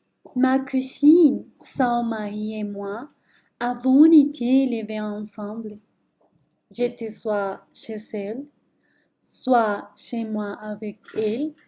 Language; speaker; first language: French; non-native, learner; Spanish